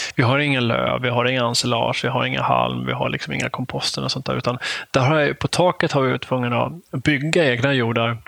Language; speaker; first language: Swedish; native; Swedish